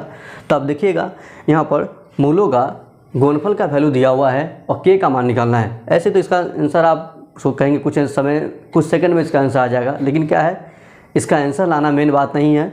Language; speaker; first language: Hindi; native; Hindi